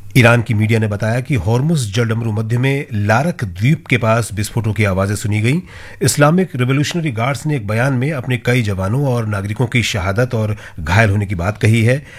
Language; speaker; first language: Hindi; native; Hindi